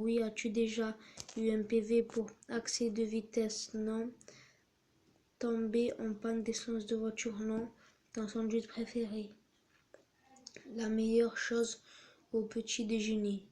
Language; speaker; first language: French; native; French